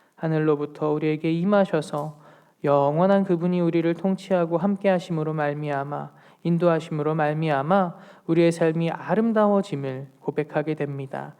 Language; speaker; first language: Korean; native; Korean